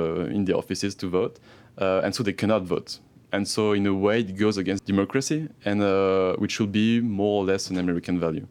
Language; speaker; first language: English; non-native, fluent; French